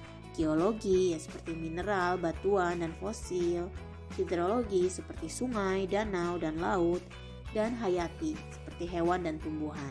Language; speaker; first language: Indonesian; native; Indonesian